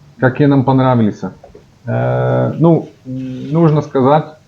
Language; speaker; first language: Russian; non-native, learner; Slovak